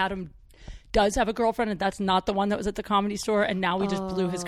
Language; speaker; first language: English; native; English